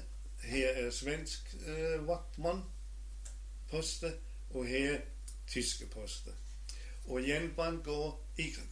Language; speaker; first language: Norwegian; non-native, learner; German